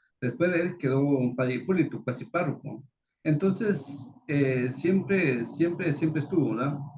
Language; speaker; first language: Spanish; non-native, local second language; Kaqchikel